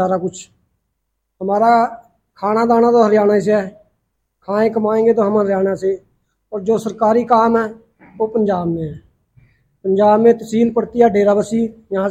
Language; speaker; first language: Hindi; native; Hindi